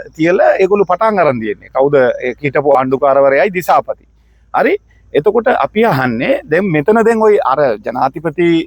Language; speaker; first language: Sinhala; non-native, local second language; Tamil